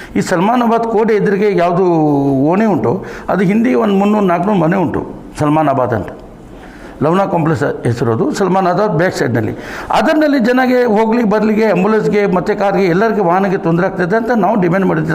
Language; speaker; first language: Kannada; non-native, local second language; Urdu